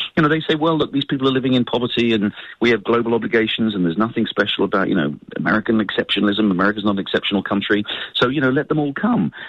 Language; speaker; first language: English; native; English